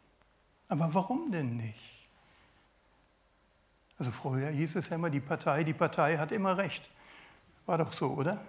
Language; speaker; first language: German; native; German